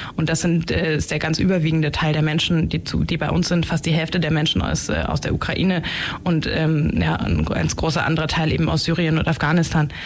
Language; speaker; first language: German; native; German